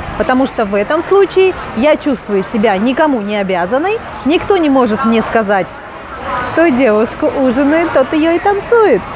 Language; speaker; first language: Russian; native; Russian